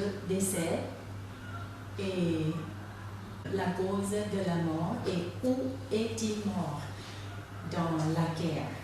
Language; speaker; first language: French; non-native, fluent; Thai